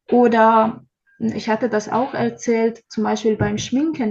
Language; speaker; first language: German; non-native, learner; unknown